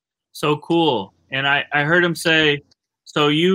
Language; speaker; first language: English; native; English